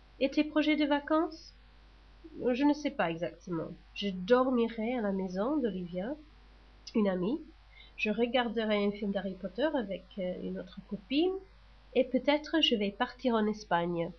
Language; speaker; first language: French; non-native, learner; English